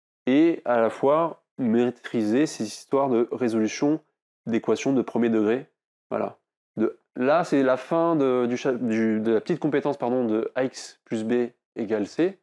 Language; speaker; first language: French; native; French